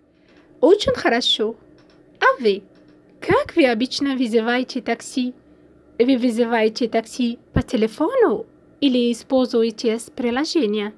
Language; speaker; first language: Russian; non-native, fluent; French